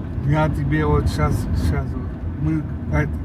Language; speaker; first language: Russian; non-native, local second language; Uzbek